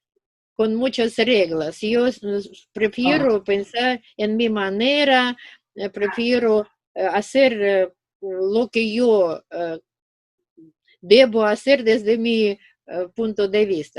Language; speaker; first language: Spanish; non-native, fluent; Russian